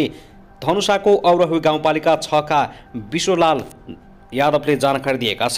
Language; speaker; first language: Nepali; native; Nepali